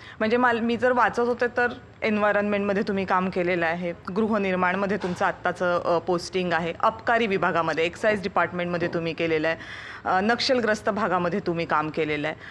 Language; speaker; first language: Marathi; native; Marathi